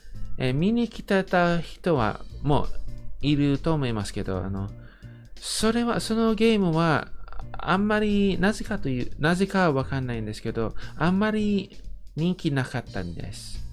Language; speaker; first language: Japanese; non-native, fluent; English